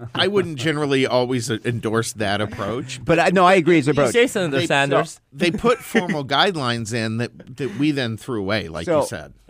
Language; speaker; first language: English; non-native, fluent; Persian